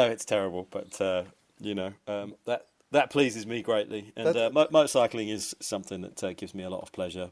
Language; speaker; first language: English; native; English